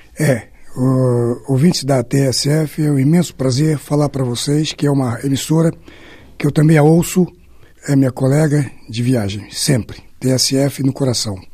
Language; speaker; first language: Portuguese; native; Portuguese